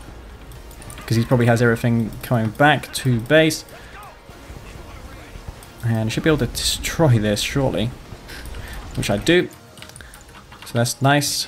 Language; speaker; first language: English; native; English